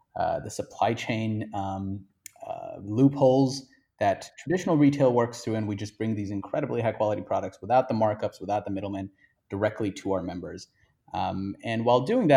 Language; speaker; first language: English; non-native, local second language; Hindi